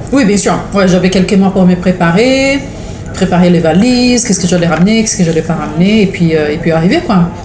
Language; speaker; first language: French; non-native, fluent; Portuguese